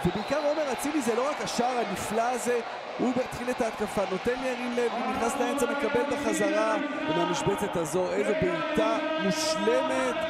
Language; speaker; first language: Hebrew; native; Hebrew